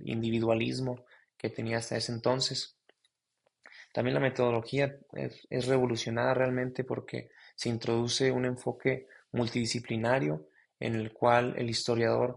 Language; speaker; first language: Spanish; native; Spanish